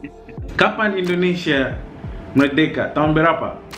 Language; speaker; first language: Indonesian; non-native, fluent; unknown